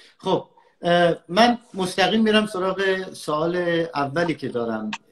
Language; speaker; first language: Persian; native; Persian